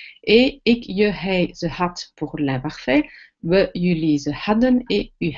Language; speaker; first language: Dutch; non-native, fluent; French